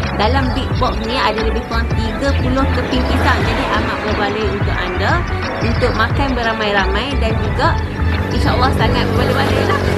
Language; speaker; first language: Malay; native; Malay